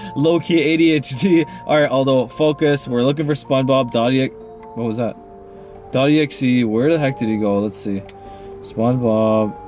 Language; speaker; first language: English; native; English